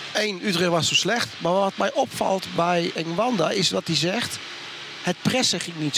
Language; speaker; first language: Dutch; native; Dutch